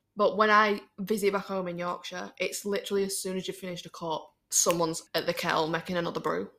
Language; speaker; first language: English; native; English